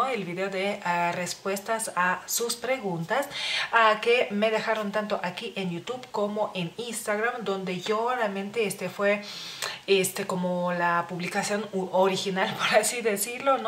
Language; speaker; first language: Spanish; non-native, fluent; Lithuanian